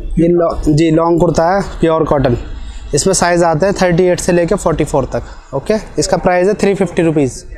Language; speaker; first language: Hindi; native; Hindi